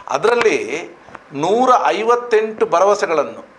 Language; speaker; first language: Kannada; native; Kannada